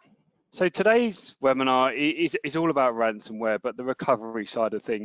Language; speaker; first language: English; native; English